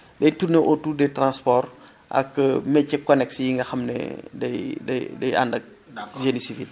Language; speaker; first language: Wolof; native; Wolof